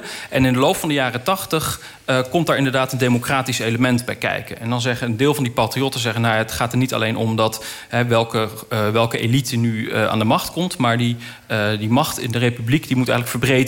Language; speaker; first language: Dutch; native; Dutch